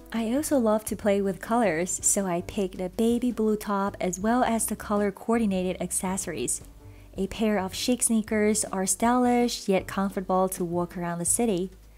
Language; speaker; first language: English; non-native, fluent; Chinese